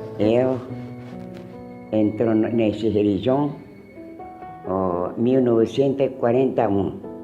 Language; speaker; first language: Portuguese; early bilingual, heritage; Japanese